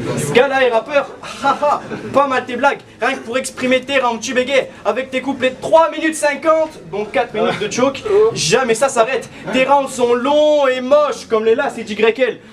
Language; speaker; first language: French; native; French